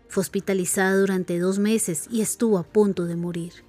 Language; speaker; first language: Spanish; native; Spanish